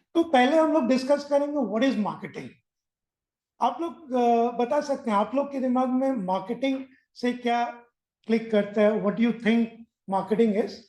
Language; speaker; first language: Hindi; native; Hindi